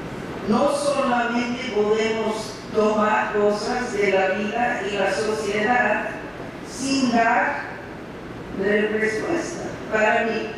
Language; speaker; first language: Spanish; non-native, fluent; English